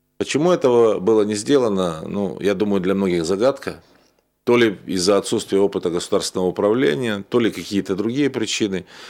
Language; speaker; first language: Russian; native; Russian